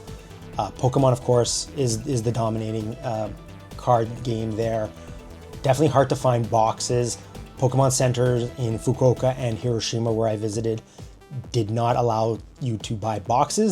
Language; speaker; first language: English; native; English